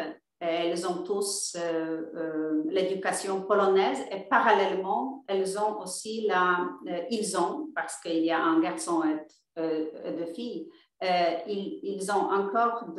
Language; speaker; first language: French; non-native, fluent; Polish